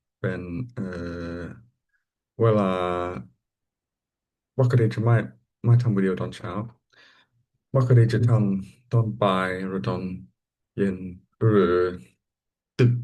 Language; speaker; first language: Thai; non-native, learner; English